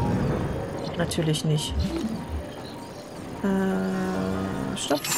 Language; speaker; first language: German; native; German